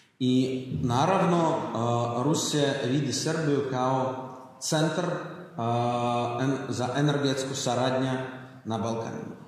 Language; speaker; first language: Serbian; non-native, learner; Russian